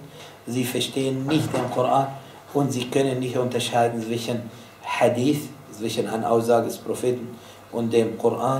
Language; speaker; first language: German; non-native, fluent; Arabic